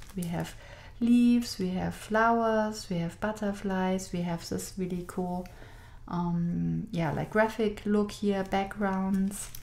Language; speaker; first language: English; non-native, fluent; German